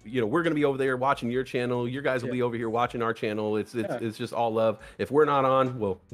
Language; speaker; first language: English; native; English